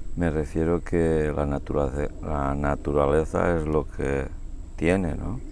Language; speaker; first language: Spanish; non-native, local second language; Catalan